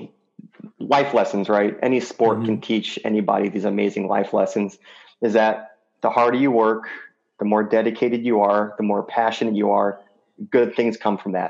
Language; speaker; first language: English; native; English